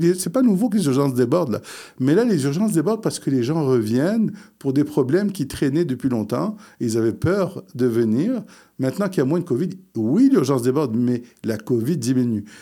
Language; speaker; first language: French; early bilingual, other home language; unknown